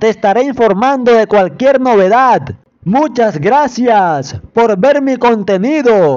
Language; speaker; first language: Spanish; native; Spanish